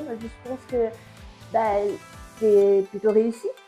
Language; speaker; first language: French; non-native, fluent; Japanese